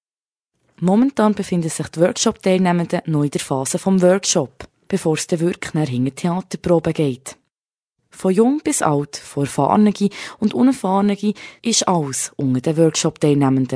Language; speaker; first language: German; native; German